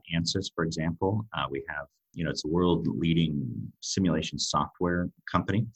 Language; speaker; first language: English; native; English